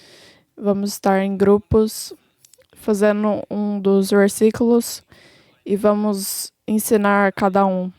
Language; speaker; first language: Portuguese; non-native, fluent; English